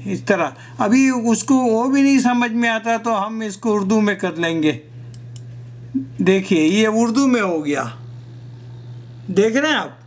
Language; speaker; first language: Hindi; non-native, local second language; Gujarati